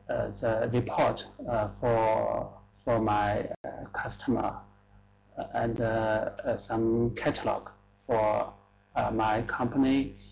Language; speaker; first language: English; non-native, learner; Chinese